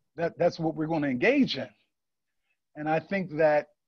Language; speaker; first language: English; native; English